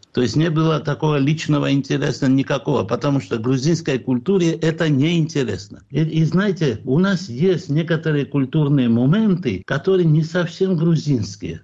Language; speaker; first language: Russian; non-native, local second language; Georgian